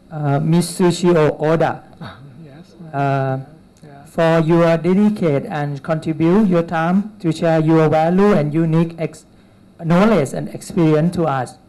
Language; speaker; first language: English; non-native, learner; Thai